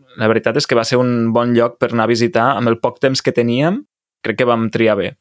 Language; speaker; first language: Catalan; native; Catalan